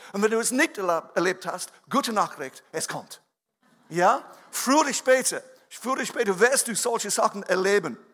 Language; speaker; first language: German; non-native, fluent; English